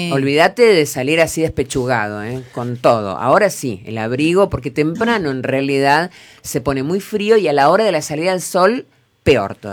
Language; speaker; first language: Spanish; native; Spanish